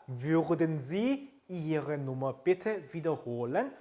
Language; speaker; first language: German; non-native, fluent; Korean